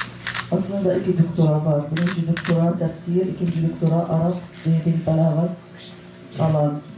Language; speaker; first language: Turkish; non-native, learner; Arabic